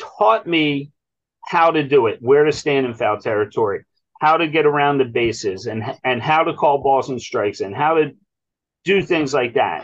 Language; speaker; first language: English; native; English